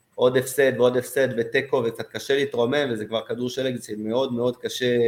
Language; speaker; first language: Hebrew; non-native, fluent; French